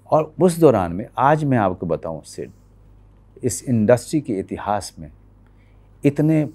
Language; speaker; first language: Hindi; native; Hindi